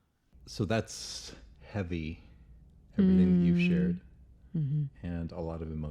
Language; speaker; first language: English; native; English